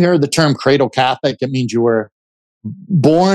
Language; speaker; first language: English; native; English